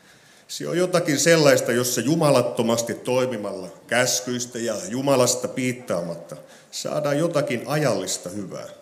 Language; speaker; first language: Finnish; native; Finnish